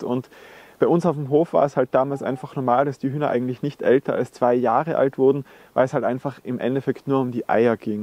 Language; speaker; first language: German; native; German